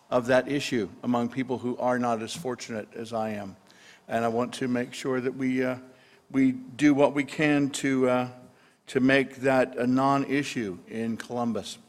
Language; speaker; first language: English; native; English